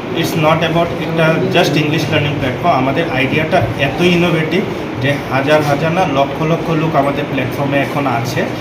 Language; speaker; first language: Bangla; native; Bangla